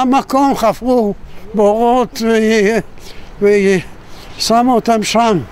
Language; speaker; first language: Hebrew; non-native, fluent; Yiddish